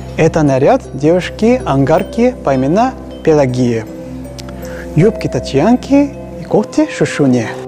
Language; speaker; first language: Russian; non-native, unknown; Japanese